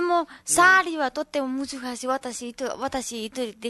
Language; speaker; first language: Japanese; non-native, learner; Nepali